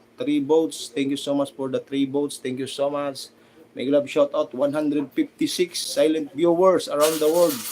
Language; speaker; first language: English; non-native, local second language; Filipino